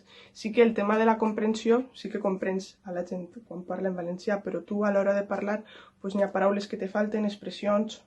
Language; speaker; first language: Catalan; non-native, local second language; Spanish